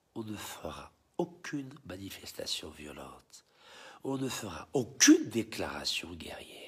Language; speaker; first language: French; non-native, local second language; Arabic